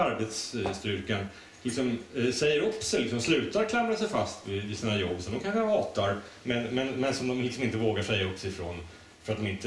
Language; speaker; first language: Swedish; native; Swedish